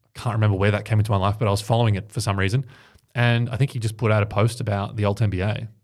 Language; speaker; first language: English; native; English